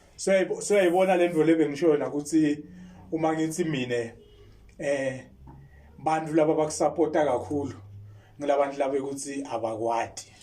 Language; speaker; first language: Zulu; non-native, local second language; Swati